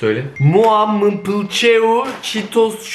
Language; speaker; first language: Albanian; non-native, learner; Turkish